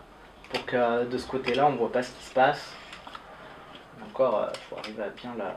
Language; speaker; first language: French; native; French